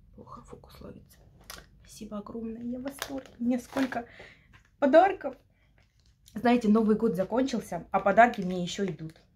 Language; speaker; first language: Russian; non-native, local second language; Ukrainian